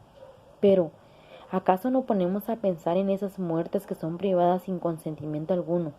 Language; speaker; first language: Spanish; native; Spanish